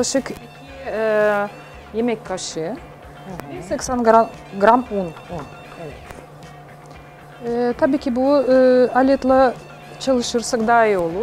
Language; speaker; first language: Turkish; non-native, fluent; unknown